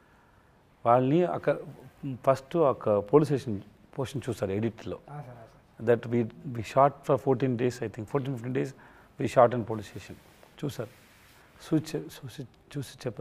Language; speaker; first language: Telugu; non-native, learner; Tamil